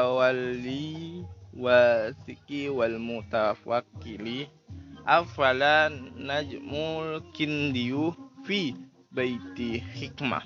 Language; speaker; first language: Arabic; non-native, learner; Indonesian